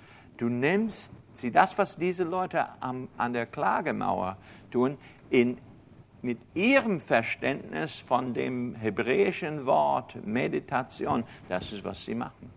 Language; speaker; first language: German; non-native, fluent; English